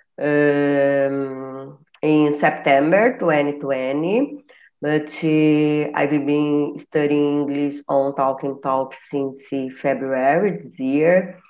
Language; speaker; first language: English; non-native, learner; Portuguese